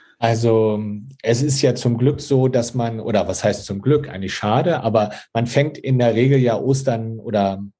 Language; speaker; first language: German; native; German